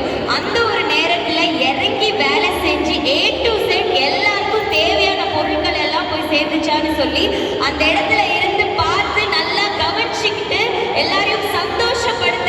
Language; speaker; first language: Tamil; native; Tamil